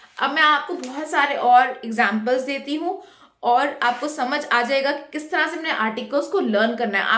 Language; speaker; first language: Hindi; native; Hindi